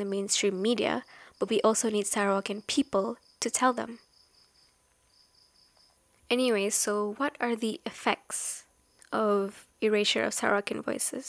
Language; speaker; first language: English; non-native, local second language; Malay